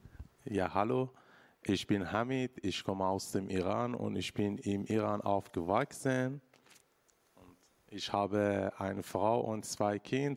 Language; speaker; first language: German; non-native, learner; Persian